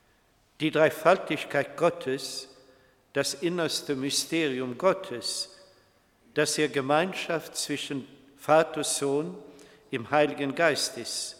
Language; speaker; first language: German; non-native, fluent; Swedish